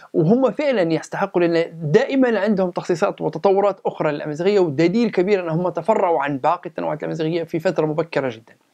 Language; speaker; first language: Arabic; native; Arabic